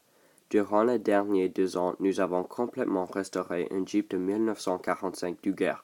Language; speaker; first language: French; non-native, local second language; English